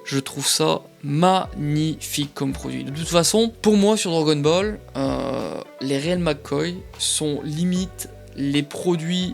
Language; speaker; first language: French; native; French